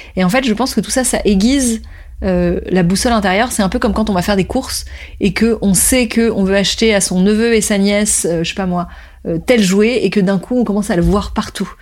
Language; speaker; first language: French; native; French